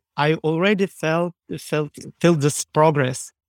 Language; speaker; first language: English; non-native, learner; Ukrainian